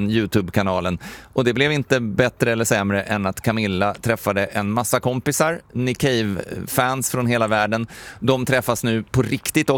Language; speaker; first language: Swedish; native; Swedish